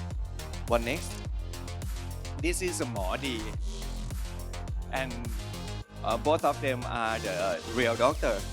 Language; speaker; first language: English; non-native, learner; Thai